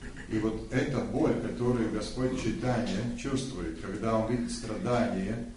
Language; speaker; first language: Russian; native; Russian